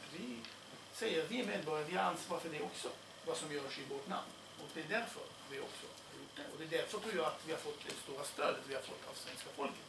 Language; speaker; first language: Swedish; non-native, fluent; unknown